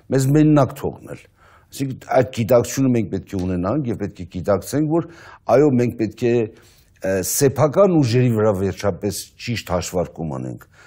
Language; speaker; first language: Armenian; native; Armenian